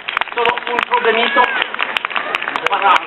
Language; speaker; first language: Spanish; non-native, fluent; Italian